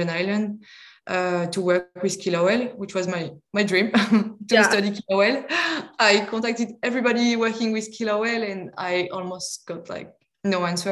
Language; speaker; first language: English; non-native, fluent; French